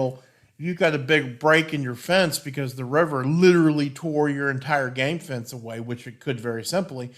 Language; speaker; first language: English; native; English